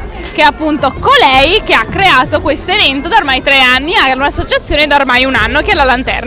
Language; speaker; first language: Italian; native; Italian